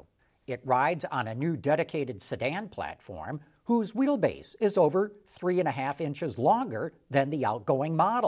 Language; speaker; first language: English; native; English